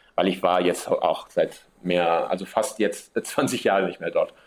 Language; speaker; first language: German; early bilingual, heritage; German